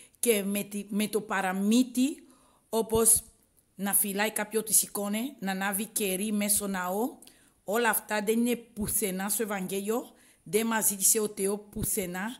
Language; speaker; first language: Greek; non-native, learner; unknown